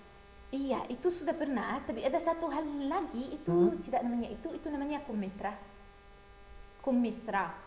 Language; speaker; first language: Indonesian; non-native, learner; Arabic